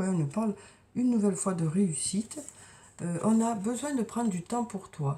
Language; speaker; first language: French; native; French